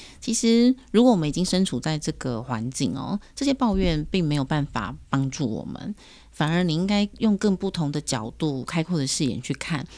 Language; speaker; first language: Chinese; native; Chinese